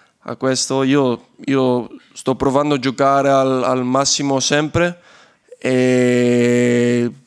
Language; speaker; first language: Italian; non-native, learner; Dutch